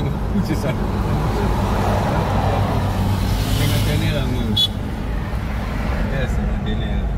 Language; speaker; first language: French; non-native, local second language; Lingala